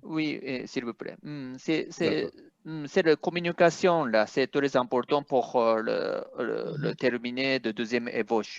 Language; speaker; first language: French; non-native, fluent; Japanese